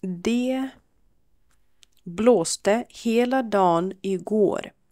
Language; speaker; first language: Swedish; non-native, fluent; Ukrainian